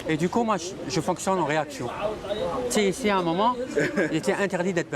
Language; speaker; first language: French; native; French